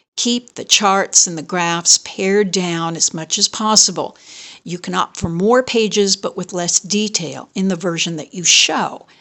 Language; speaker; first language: English; native; English